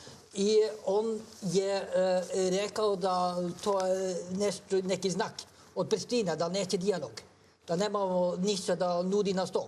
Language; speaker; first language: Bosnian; non-native, fluent; Norwegian